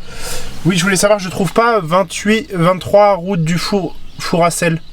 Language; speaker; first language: French; native; French